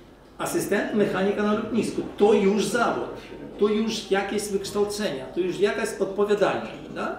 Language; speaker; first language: Polish; non-native, fluent; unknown